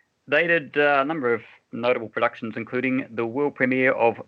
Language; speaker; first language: English; native; English